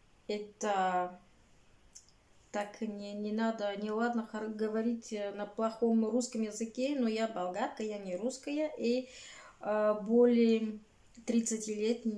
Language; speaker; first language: Russian; non-native, learner; Bulgarian